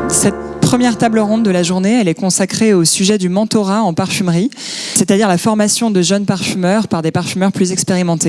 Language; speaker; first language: French; native; French